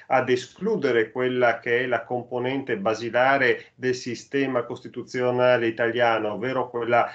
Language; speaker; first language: Italian; native; Italian